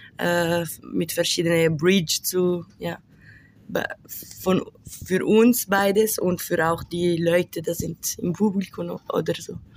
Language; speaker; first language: German; non-native, local second language; Italian